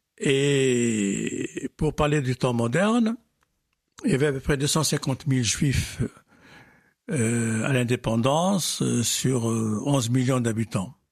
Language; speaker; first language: French; non-native, local second language; Arabic